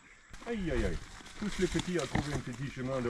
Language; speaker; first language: French; non-native, fluent; German